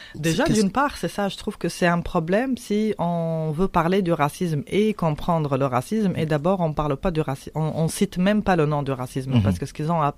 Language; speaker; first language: French; non-native, local second language; Arabic